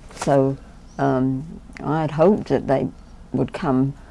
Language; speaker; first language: English; native; English